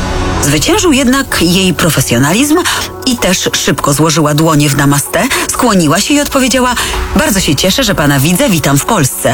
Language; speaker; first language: Polish; native; Polish